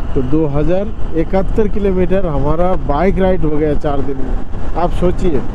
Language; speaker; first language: Hindi; non-native, local second language; Bangla